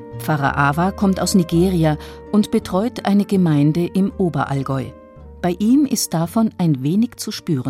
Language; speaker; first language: German; native; German